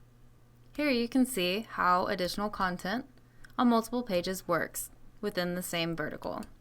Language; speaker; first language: English; native; English